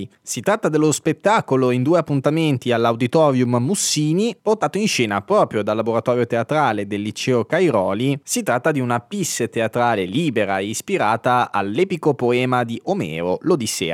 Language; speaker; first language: Italian; native; Italian